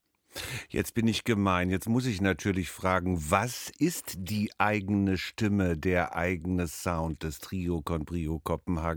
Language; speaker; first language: German; native; German